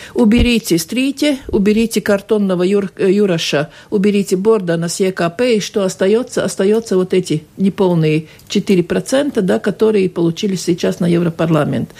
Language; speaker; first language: Russian; non-native, local second language; Latvian